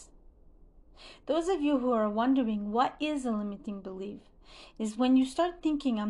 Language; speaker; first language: English; non-native, fluent; French